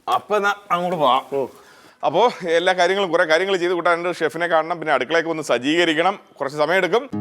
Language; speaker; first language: Malayalam; native; Malayalam